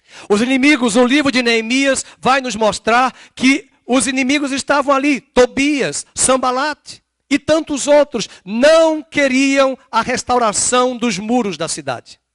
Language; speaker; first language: Portuguese; native; Portuguese